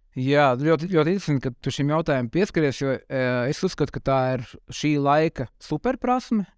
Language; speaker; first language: Latvian; native; Latvian